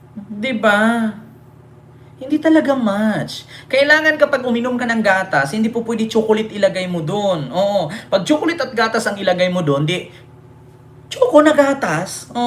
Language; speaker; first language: Filipino; non-native, local second language; Cebuano